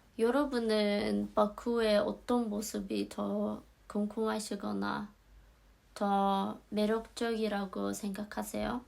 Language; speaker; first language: Korean; non-native, fluent; Azerbaijani